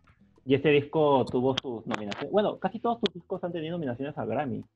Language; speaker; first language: Spanish; native; Spanish